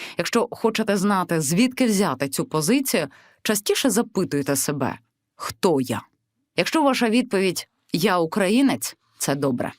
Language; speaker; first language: Ukrainian; native; Ukrainian